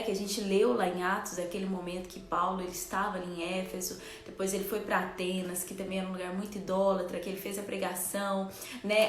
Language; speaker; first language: Portuguese; native; Portuguese